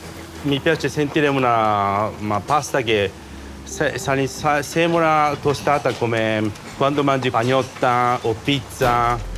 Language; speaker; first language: Italian; non-native, learner; Japanese